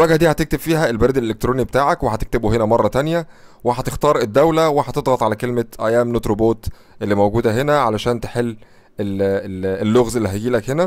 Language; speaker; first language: Arabic; native; Arabic